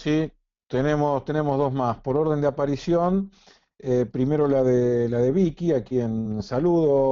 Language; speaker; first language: Spanish; native; Spanish